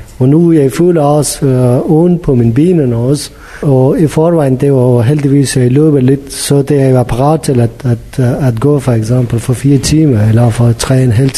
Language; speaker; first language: Danish; non-native, learner; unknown